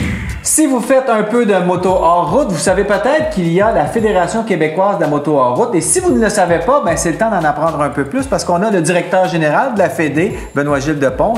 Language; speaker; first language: French; native; French